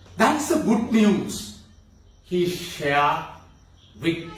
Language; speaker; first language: English; non-native, local second language; Tamil